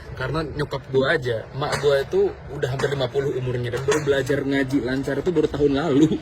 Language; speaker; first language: Indonesian; native; Indonesian